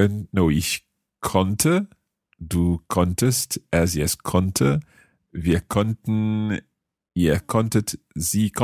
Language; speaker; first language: German; non-native, fluent; English